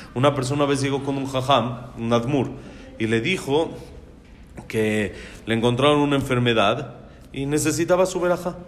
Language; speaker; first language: Spanish; native; Spanish